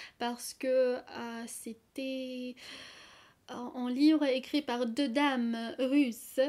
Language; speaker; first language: French; non-native, fluent; Russian